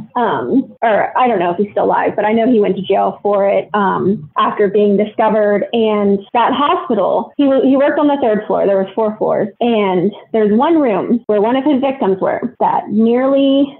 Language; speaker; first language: English; native; English